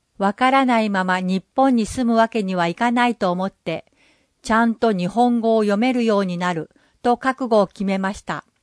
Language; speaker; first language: Japanese; non-native, fluent; English